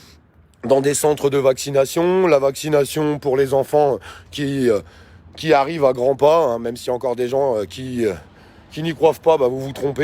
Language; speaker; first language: French; native; French